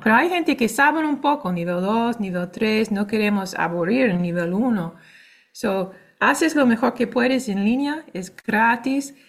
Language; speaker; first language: Spanish; non-native, fluent; English